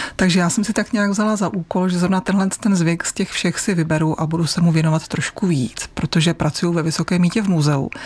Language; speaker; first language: Czech; native; Czech